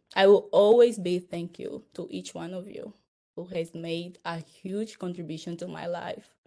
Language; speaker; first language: English; non-native, fluent; Portuguese